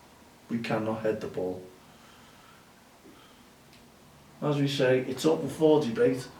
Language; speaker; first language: English; native; English